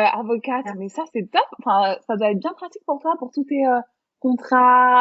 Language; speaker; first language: French; native; French